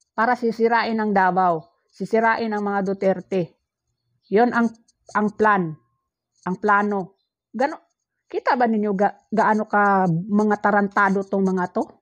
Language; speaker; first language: Filipino; non-native, local second language; Cebuano